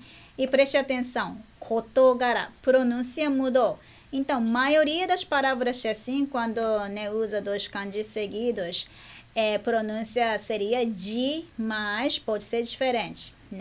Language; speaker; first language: Portuguese; non-native, fluent; Japanese